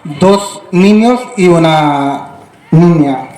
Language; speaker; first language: Spanish; non-native, fluent; Telugu